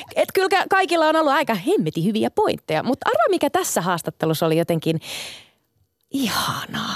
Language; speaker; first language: Finnish; early bilingual, other home language; Sinhala